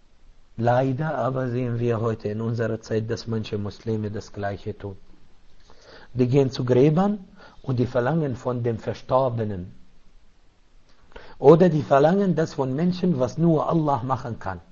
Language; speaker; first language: German; non-native, fluent; Arabic